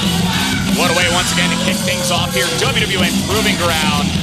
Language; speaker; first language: English; native; English